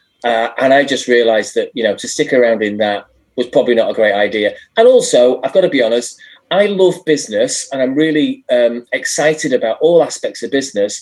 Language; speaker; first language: English; native; English